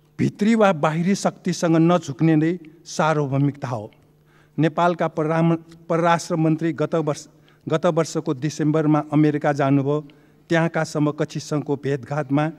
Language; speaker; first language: Nepali; non-native, local second language; Newari